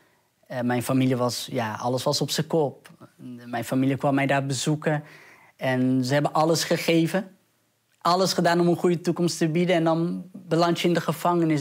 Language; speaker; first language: Dutch; early bilingual, other home language; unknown